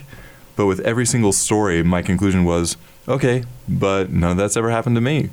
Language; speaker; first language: English; native; English